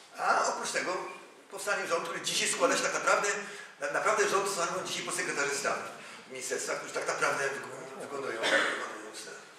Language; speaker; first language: Polish; native; Polish